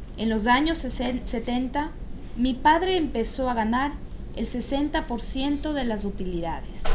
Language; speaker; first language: Spanish; native; Spanish